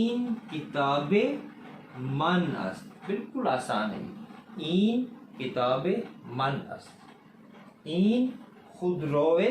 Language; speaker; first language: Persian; non-native, fluent; Urdu